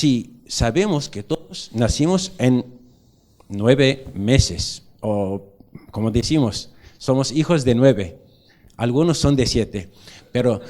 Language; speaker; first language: Spanish; non-native, learner; Arabic